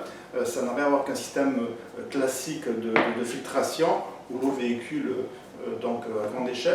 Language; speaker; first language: French; native; French